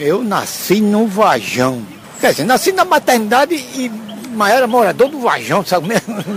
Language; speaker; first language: Portuguese; native; Portuguese